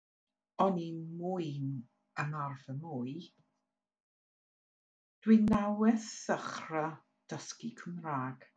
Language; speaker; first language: Welsh; non-native, learner; English